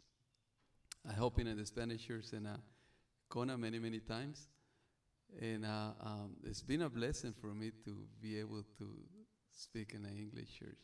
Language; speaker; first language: English; non-native, learner; Spanish